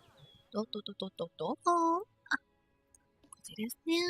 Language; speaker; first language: Japanese; non-native, learner; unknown